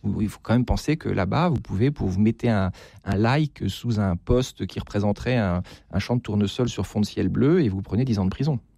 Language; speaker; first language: French; native; French